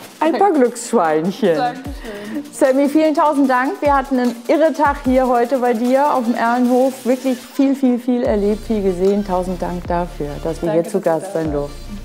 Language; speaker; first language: German; native; German